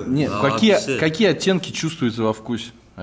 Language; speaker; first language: Russian; native; Russian